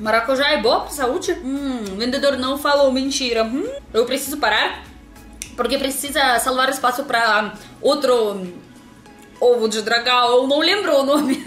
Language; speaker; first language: Portuguese; non-native, learner; Russian